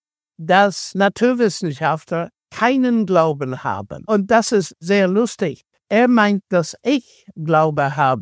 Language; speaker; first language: German; non-native, fluent; English